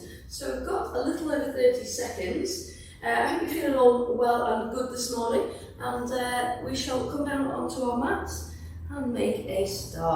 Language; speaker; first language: English; native; English